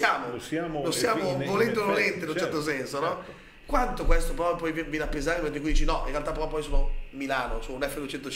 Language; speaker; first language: Italian; native; Italian